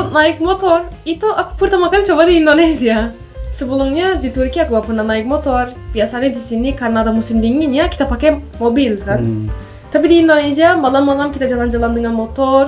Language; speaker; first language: Indonesian; non-native, fluent; Turkish